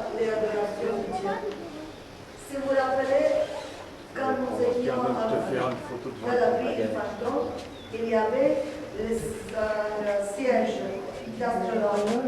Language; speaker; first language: French; non-native, fluent; Hindi